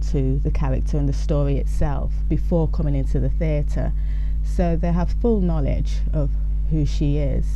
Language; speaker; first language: English; native; English